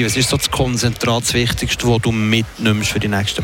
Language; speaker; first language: German; native; German